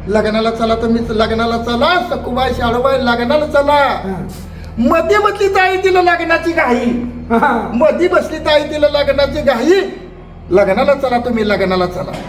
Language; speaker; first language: Marathi; native; Marathi